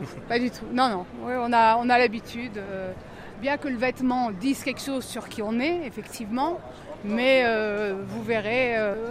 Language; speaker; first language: French; native; French